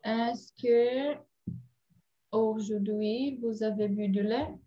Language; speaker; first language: French; non-native, learner; Portuguese